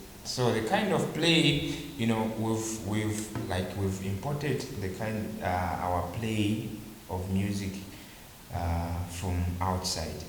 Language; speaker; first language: English; non-native, local second language; Bemba